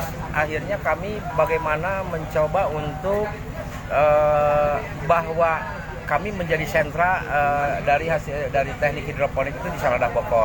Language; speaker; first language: Indonesian; native; Indonesian